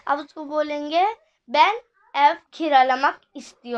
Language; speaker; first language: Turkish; non-native, learner; Urdu